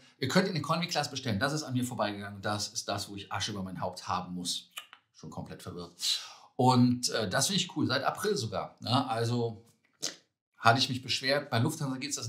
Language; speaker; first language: German; native; German